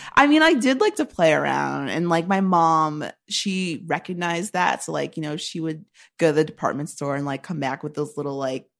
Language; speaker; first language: English; native; English